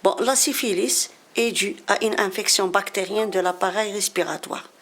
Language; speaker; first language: French; non-native, local second language; Arabic